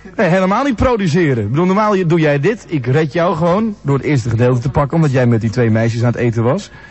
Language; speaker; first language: Dutch; native; Dutch